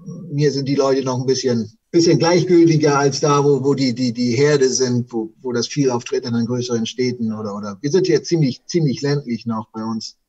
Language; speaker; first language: German; native; German